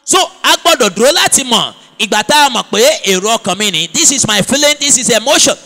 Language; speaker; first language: English; non-native, local second language; Yoruba